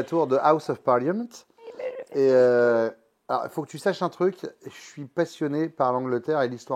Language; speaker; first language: French; native; French